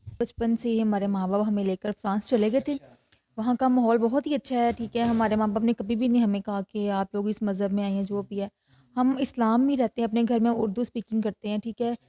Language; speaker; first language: Urdu; native; Urdu